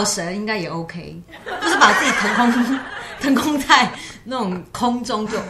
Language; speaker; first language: Chinese; native; Chinese